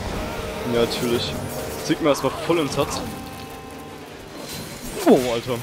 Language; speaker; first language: German; native; German